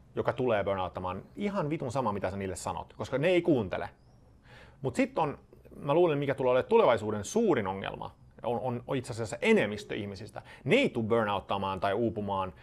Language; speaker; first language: Finnish; non-native, fluent; Swedish